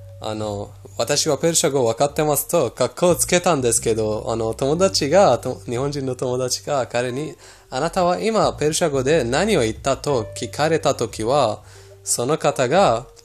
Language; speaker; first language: Japanese; non-native, fluent; Persian